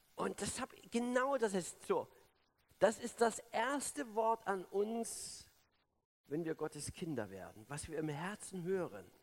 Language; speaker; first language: German; native; German